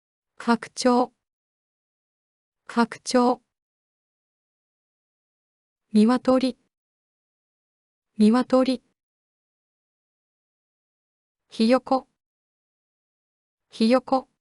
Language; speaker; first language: Japanese; native; Japanese